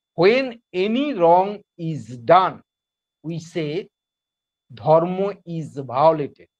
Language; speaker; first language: English; non-native, local second language; Bangla